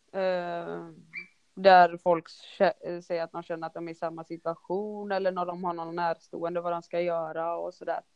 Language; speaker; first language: Swedish; early bilingual, other home language; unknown